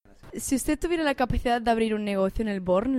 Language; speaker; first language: Spanish; non-native, learner; French